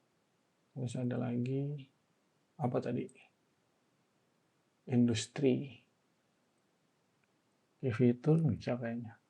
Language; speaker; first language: Indonesian; native; Indonesian